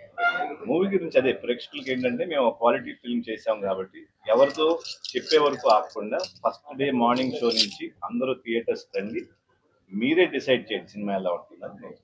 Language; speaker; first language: Telugu; native; Telugu